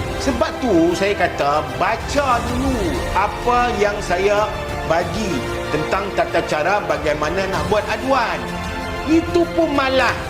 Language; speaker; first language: Malay; native; Malay